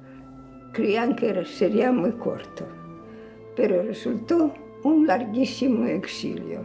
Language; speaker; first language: Spanish; early bilingual, heritage; Spanish